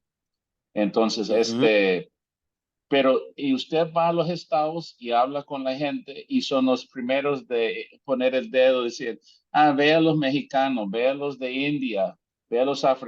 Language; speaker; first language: Spanish; native; Spanish